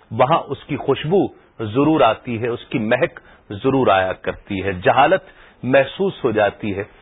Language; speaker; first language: Urdu; native; Urdu